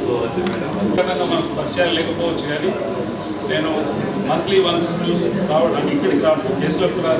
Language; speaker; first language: Telugu; native; Telugu